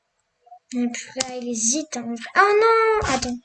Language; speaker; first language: French; native; French